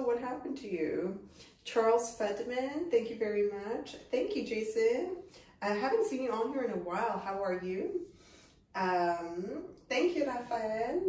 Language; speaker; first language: English; native; English